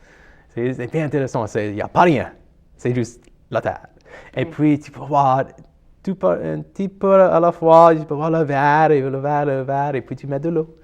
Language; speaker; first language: French; non-native, local second language; English